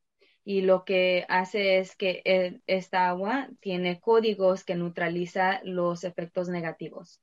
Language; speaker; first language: Spanish; early bilingual, heritage; Spanish